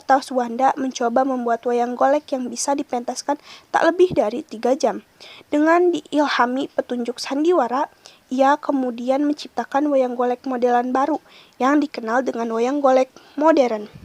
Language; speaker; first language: Indonesian; native; Indonesian